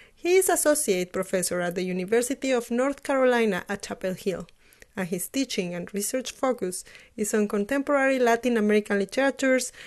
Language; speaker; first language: English; non-native, fluent; Spanish